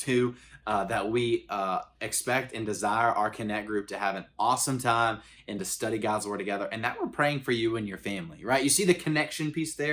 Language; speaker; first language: English; native; English